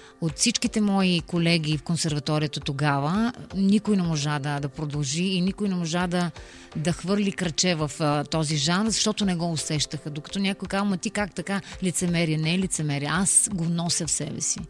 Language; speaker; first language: Bulgarian; native; Bulgarian